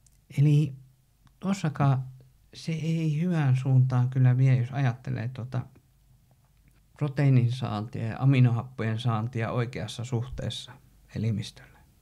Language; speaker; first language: Finnish; native; Finnish